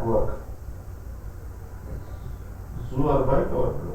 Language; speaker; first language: German; non-native, learner; Hindi